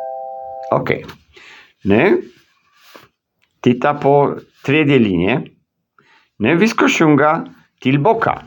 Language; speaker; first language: Swedish; non-native, learner; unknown